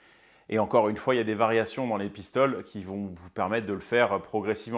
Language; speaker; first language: French; native; French